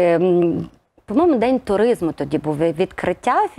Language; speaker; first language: Ukrainian; native; Ukrainian